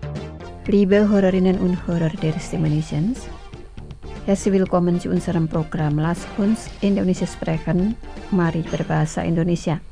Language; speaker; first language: German; non-native, fluent; Indonesian